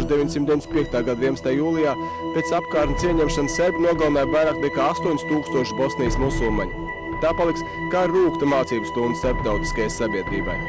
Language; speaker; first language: Latvian; native; Latvian